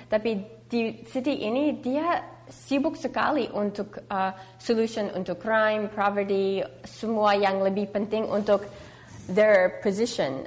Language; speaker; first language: Indonesian; early bilingual, heritage; English